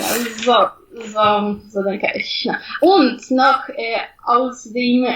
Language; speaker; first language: German; non-native, fluent; Polish